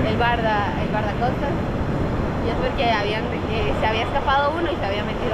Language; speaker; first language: Spanish; native; Spanish